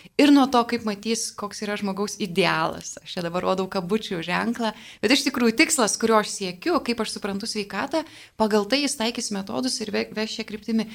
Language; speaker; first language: Lithuanian; native; Lithuanian